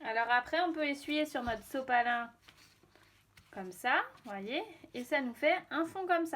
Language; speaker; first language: French; native; French